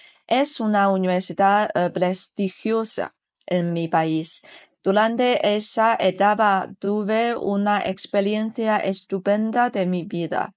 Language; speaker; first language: Spanish; non-native, fluent; Chinese